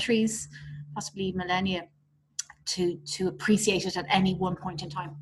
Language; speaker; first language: English; native; English